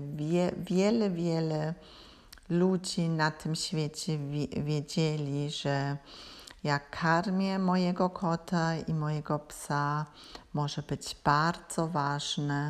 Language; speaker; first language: Polish; non-native, learner; German